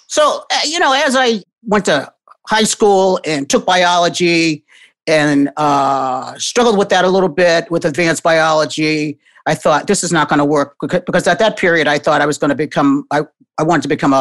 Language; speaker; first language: English; native; English